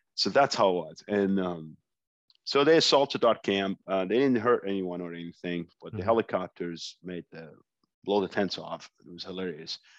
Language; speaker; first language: English; non-native, fluent; Arabic